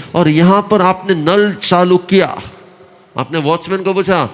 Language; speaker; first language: Hindi; non-native, local second language; Gujarati